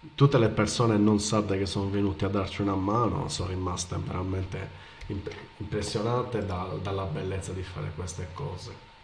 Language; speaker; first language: Italian; native; Italian